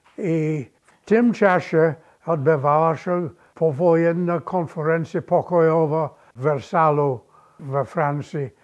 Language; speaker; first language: Polish; early bilingual, other home language; English